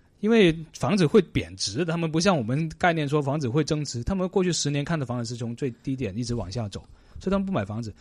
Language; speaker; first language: Chinese; non-native, local second language; Cantonese